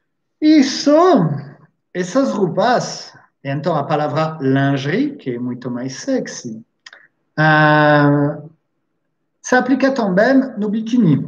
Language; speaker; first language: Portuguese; non-native, fluent; French